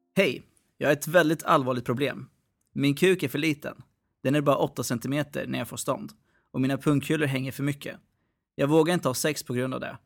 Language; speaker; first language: Swedish; early bilingual, other home language; Arabic